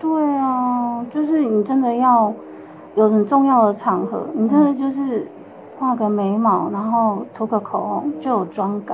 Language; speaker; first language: Chinese; native; Chinese